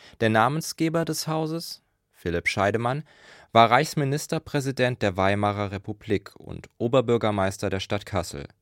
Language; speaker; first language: German; native; German